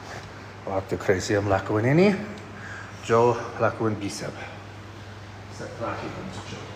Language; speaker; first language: Indonesian; non-native, fluent; English